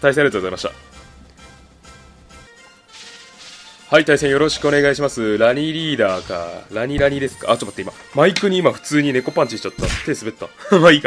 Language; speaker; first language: Japanese; native; Japanese